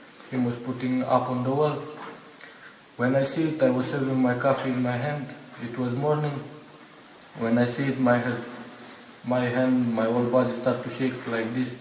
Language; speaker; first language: English; non-native, learner; Romanian